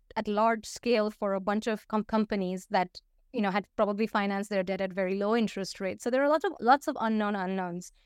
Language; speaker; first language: English; non-native, fluent; Hindi